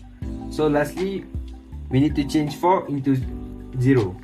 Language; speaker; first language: English; non-native, local second language; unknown